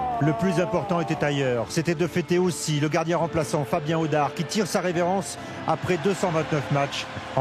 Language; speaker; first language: French; native; French